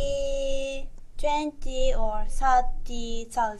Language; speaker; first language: English; non-native, learner; Japanese